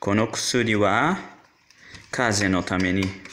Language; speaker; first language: Japanese; non-native, learner; Portuguese